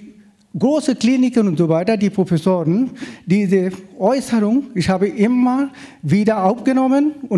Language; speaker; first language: German; non-native, fluent; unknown